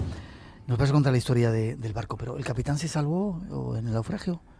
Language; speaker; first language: Spanish; native; Spanish